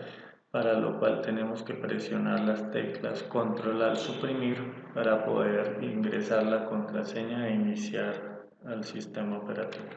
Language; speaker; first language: Spanish; native; Spanish